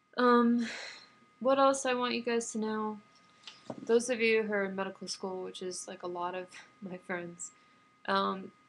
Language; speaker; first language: English; native; English